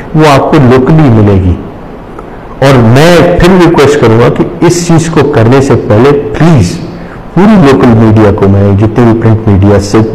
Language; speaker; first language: Urdu; non-native, local second language; Sindhi